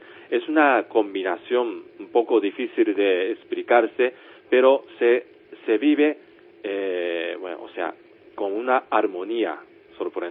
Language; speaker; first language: Spanish; non-native, fluent; Japanese